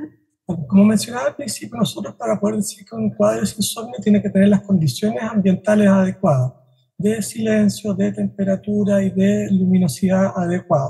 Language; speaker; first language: Spanish; native; Spanish